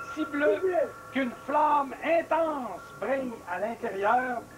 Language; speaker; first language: French; native; French